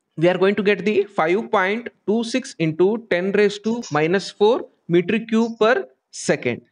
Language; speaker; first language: English; non-native, local second language; Kannada